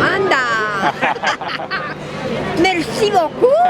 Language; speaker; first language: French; non-native, learner; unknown